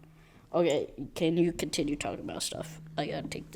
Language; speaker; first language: English; native; English